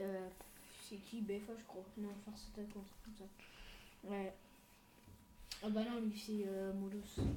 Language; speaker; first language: French; native; French